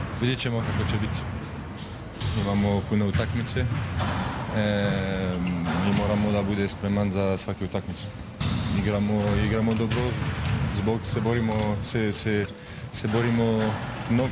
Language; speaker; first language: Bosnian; non-native, learner; French